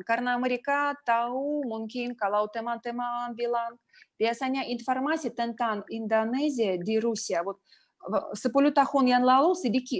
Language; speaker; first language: Indonesian; non-native, learner; Russian